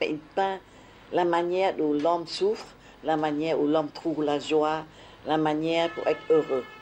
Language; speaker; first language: French; non-native, fluent; Vietnamese